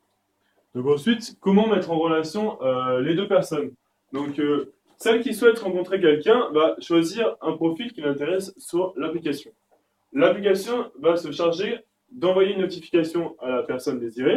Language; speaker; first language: French; native; French